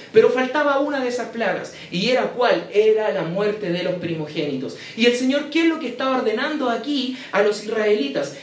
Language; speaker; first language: Spanish; native; Spanish